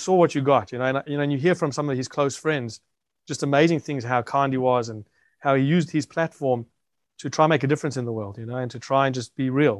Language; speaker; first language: English; native; English